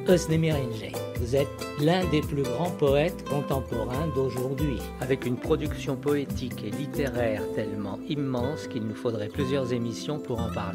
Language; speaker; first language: French; native; French